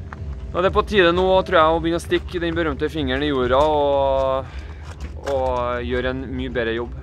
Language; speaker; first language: Norwegian; native; Norwegian